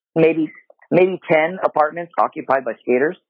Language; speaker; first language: English; non-native, fluent; Japanese